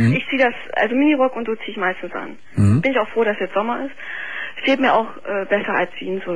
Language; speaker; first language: German; native; German